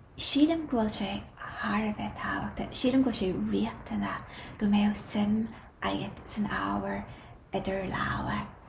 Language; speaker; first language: Irish; native; Irish